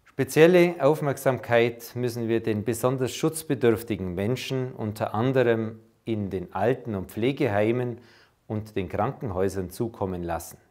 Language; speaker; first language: German; native; German